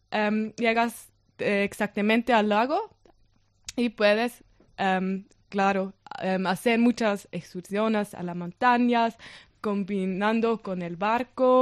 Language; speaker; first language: Spanish; non-native, learner; German